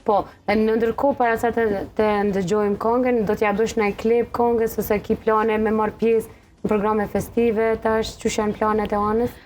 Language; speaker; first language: Albanian; native; Albanian